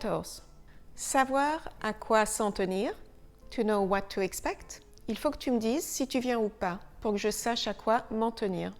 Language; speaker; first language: French; native; French